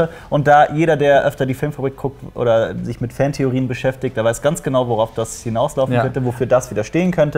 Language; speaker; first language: German; native; German